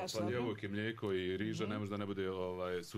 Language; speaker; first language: Serbian; native; Serbian